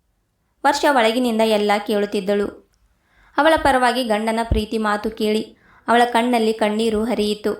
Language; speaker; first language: Kannada; native; Kannada